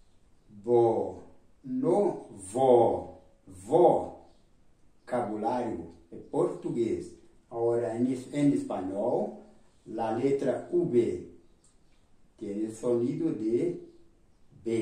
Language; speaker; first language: Spanish; non-native, fluent; Portuguese